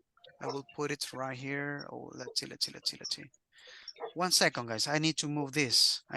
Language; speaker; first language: English; non-native, fluent; Spanish